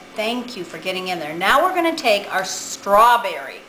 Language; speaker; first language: English; native; English